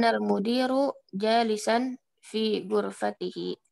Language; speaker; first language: Arabic; non-native, learner; Indonesian